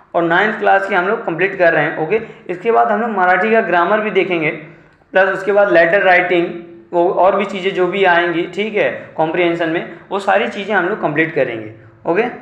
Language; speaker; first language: Hindi; non-native, local second language; Marathi